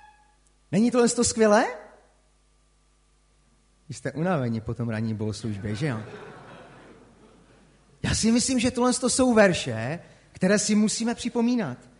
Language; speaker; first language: Czech; native; Czech